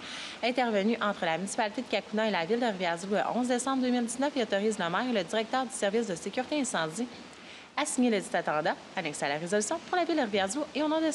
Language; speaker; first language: French; native; French